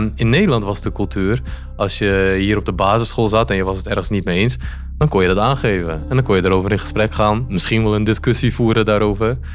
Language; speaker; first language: Dutch; early bilingual, other home language; Polish